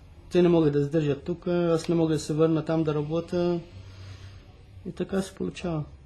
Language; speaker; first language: Bulgarian; non-native, fluent; Arabic